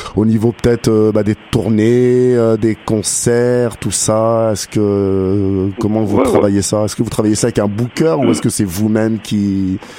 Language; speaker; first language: French; native; French